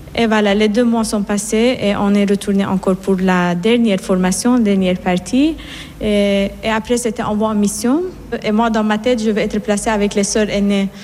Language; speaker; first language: French; non-native, fluent; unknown